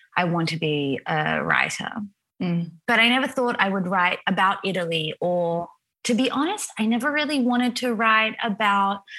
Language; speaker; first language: English; native; English